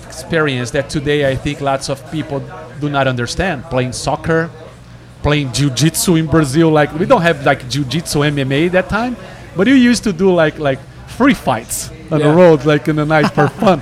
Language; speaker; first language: English; non-native, fluent; Portuguese